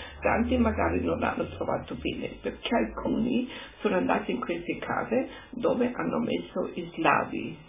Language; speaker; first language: Italian; non-native, local second language; German